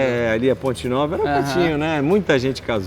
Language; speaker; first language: Portuguese; native; Portuguese